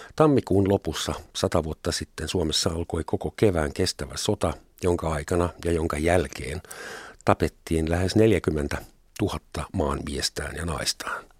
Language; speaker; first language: Finnish; non-native, fluent; German